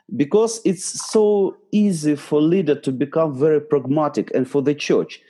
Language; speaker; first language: English; non-native, fluent; Ukrainian